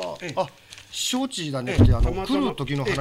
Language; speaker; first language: Japanese; native; Japanese